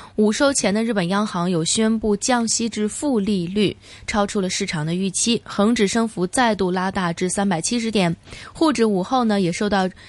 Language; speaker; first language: Chinese; non-native, local second language; Cantonese